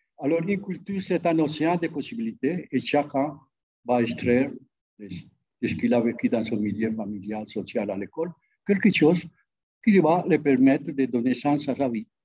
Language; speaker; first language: French; non-native, fluent; Spanish